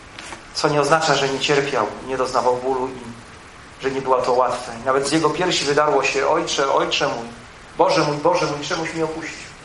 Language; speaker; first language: Polish; native; Polish